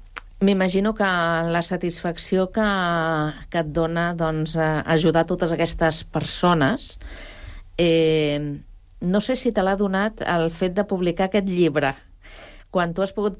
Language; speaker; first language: Catalan; native; Catalan